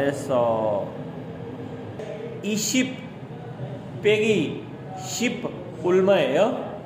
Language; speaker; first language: Korean; non-native, fluent; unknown